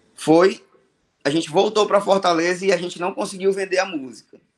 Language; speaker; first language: Portuguese; native; Portuguese